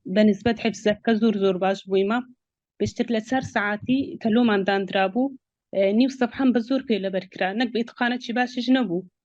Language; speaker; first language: Central Kurdish; native; Central Kurdish